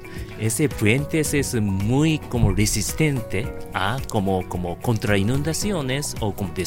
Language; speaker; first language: Spanish; non-native, learner; Japanese